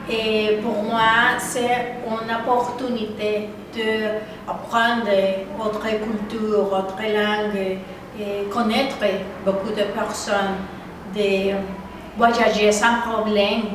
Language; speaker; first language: French; non-native, learner; Spanish